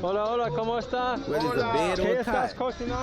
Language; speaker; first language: Spanish; non-native, learner; English